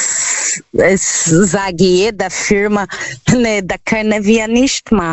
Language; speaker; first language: German; non-native, learner; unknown